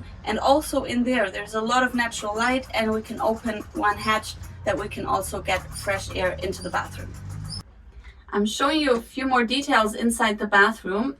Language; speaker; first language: English; non-native, fluent; German